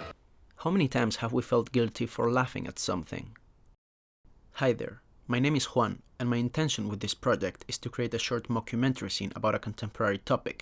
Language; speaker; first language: English; non-native, fluent; Spanish